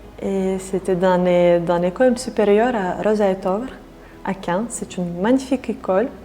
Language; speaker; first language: French; non-native, fluent; Russian